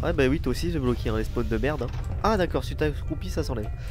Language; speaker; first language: French; native; French